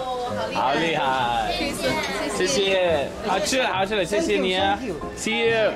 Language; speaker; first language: Chinese; non-native, learner; English